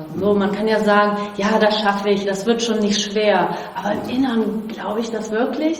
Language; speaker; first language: German; non-native, fluent; Portuguese